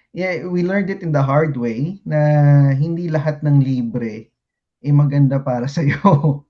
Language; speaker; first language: Filipino; native; Filipino